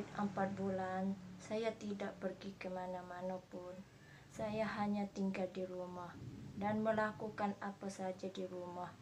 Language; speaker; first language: Indonesian; non-native, learner; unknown